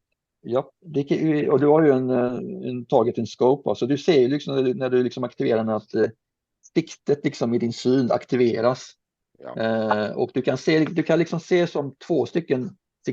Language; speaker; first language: Swedish; native; Swedish